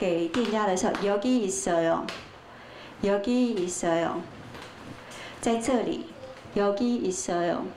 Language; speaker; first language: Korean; non-native, fluent; Chinese